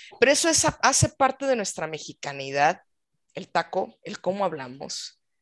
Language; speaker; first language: Spanish; native; Spanish